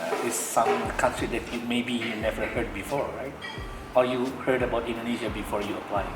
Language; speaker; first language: English; non-native, learner; Indonesian